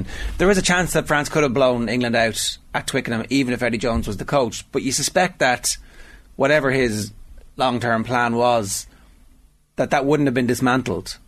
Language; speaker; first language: English; native; English